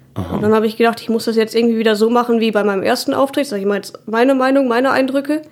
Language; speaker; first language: German; native; German